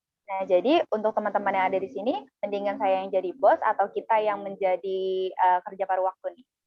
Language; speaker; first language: Indonesian; native; Indonesian